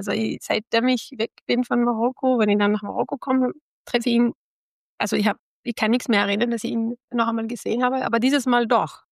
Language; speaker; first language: German; non-native, fluent; Arabic